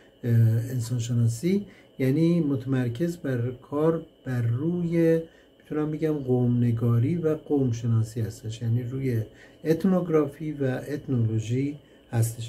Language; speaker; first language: Persian; native; Persian